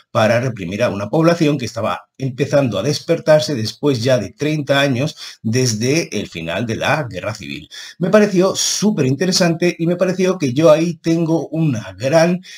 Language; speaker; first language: Spanish; native; Spanish